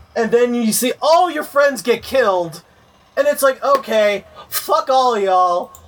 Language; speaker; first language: English; early bilingual, heritage; Spanish